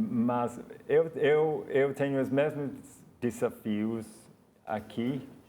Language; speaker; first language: Portuguese; non-native, fluent; English